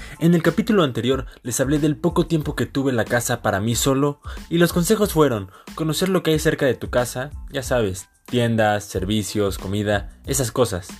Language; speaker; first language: Spanish; native; Spanish